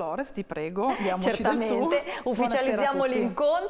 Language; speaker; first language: Italian; native; Italian